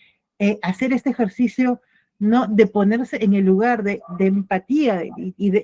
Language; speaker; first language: Spanish; native; Spanish